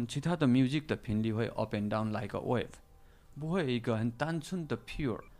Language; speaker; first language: Chinese; non-native, fluent; Nepali